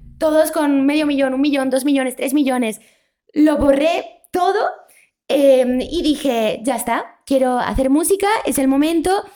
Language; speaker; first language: Spanish; early bilingual, other home language; Polish